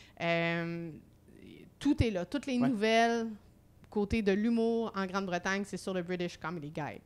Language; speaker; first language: French; native; French